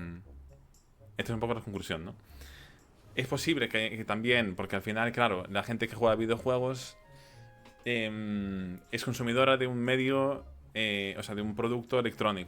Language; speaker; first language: Spanish; native; Spanish